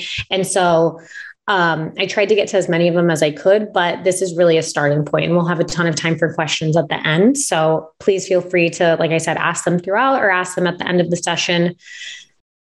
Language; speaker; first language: English; native; English